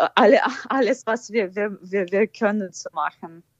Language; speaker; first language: German; non-native, fluent; Ukrainian